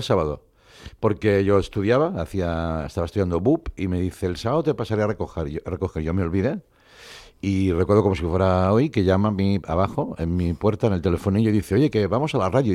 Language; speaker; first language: Spanish; non-native, local second language; Catalan